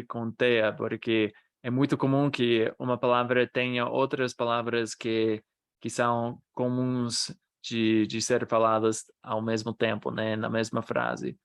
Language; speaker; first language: Portuguese; non-native, fluent; English